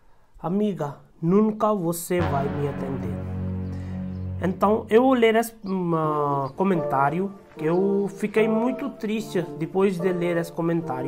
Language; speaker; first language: Portuguese; non-native, learner; Hindi